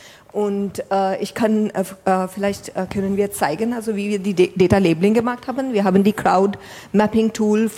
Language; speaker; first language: German; non-native, fluent; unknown